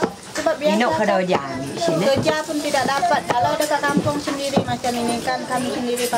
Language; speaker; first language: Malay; non-native, local second language; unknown